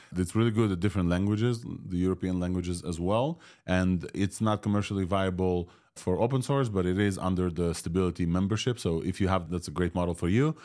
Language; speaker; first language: English; non-native, fluent; Russian